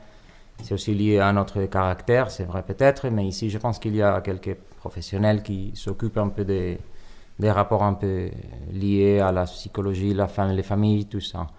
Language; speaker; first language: French; non-native, learner; Catalan